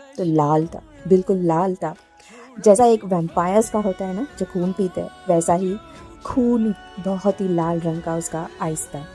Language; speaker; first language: Hindi; non-native, local second language; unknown